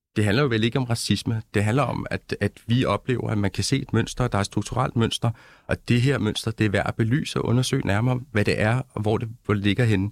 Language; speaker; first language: Danish; early bilingual, other home language; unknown